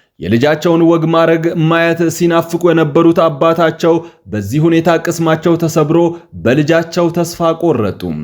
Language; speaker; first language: Amharic; native; Amharic